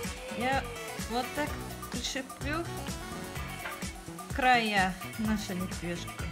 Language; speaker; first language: Russian; non-native, learner; Tajik